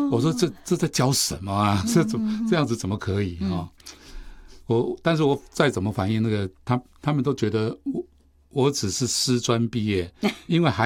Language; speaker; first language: Chinese; native; Chinese